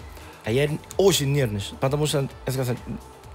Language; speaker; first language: Russian; non-native, learner; Spanish